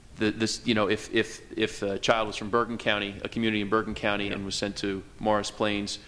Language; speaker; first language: English; native; English